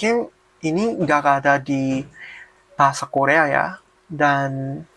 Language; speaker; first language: Indonesian; non-native, fluent; Korean